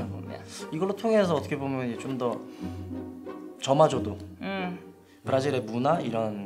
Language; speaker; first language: Korean; early bilingual, heritage; Korean